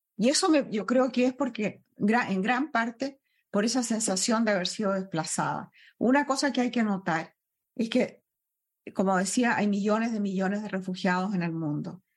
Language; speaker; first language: Spanish; native; Spanish